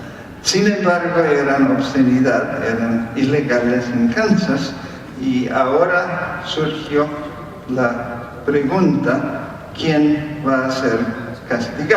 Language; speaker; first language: Spanish; non-native, fluent; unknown